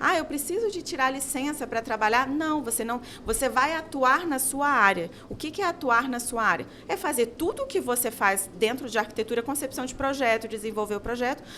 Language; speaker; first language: Portuguese; native; Portuguese